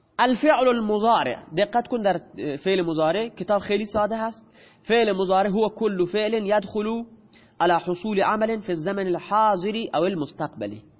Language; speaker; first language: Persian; non-native, local second language; Baluchi